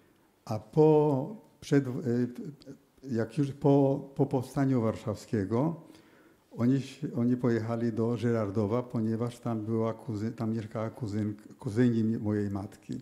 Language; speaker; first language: Polish; early bilingual, heritage; Polish